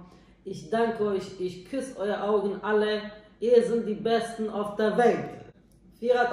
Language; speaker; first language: German; non-native, learner; Turkish